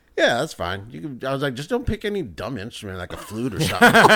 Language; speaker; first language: English; early bilingual, other home language; Spanish